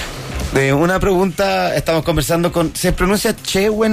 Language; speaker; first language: Spanish; native; Spanish